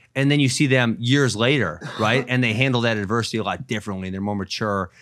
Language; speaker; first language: English; native; English